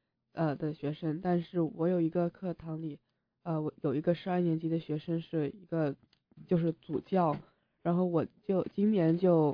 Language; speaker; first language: Chinese; early bilingual, heritage; Chinese